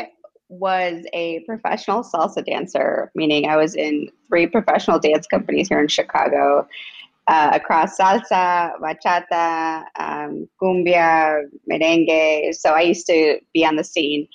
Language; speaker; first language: English; early bilingual, other home language; Spanish